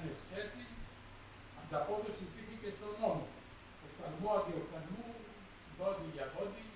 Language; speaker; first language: Greek; native; Greek